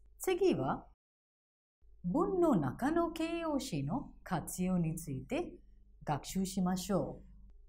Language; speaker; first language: Japanese; non-native, fluent; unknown